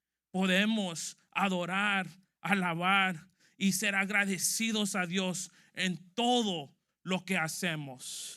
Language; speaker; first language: Spanish; early bilingual, heritage; Spanish